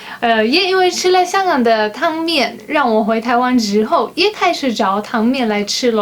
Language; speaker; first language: Chinese; non-native, fluent; Polish